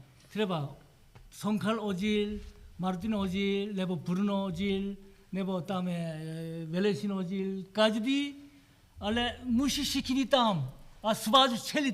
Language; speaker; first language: Czech; non-native, learner; Korean